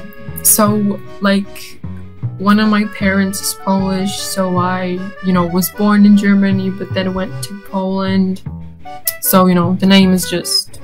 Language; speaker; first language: English; non-native, fluent; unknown